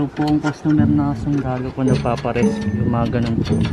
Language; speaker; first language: Filipino; native; Filipino